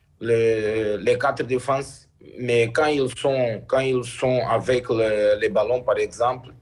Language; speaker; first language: French; non-native, learner; Portuguese